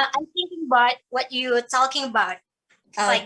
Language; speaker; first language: English; non-native, learner; Indonesian